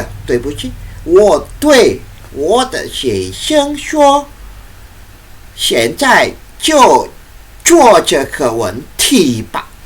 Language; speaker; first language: Chinese; non-native, learner; Indonesian